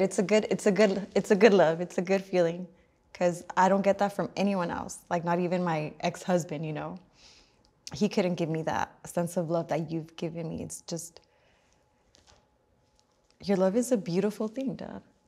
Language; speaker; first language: English; early bilingual, other home language; Spanish